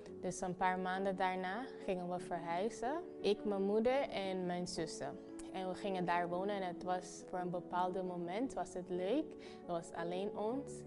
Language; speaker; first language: Dutch; non-native, local second language; Papiamento